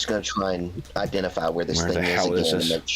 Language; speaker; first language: English; native; English